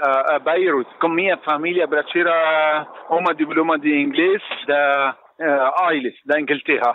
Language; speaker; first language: Portuguese; non-native, learner; Arabic